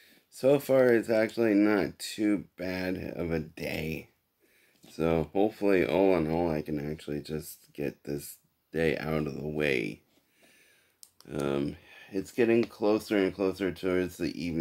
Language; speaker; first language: English; native; English